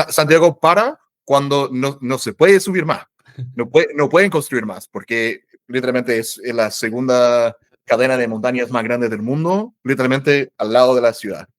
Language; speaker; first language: Spanish; non-native, fluent; English